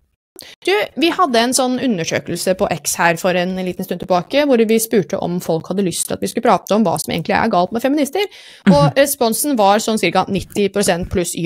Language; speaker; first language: Norwegian; native; Norwegian